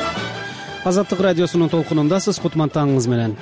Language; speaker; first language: Kyrgyz; native; Kyrgyz